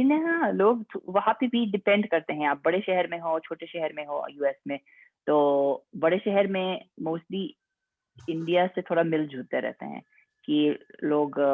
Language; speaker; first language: Hindi; non-native, fluent; English